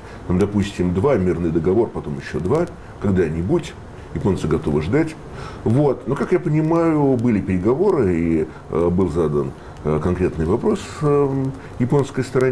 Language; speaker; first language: Russian; native; Russian